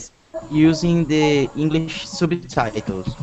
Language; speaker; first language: English; non-native, learner; Portuguese